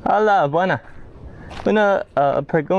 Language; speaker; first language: Spanish; non-native, learner; English